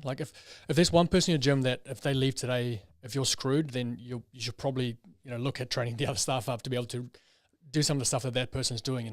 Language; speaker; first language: English; native; English